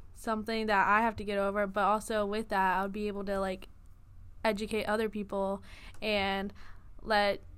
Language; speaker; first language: English; native; English